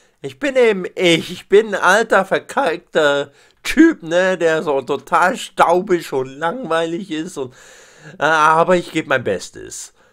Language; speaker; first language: German; native; German